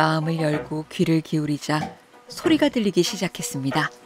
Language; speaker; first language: Korean; native; Korean